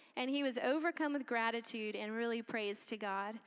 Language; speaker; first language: English; native; English